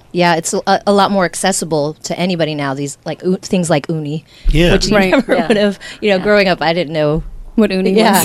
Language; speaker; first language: English; native; English